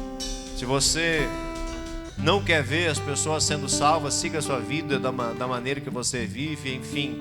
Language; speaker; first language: Portuguese; native; Portuguese